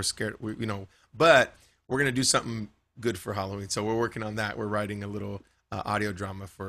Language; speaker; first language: English; native; English